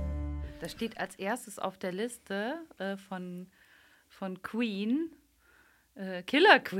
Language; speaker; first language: German; native; German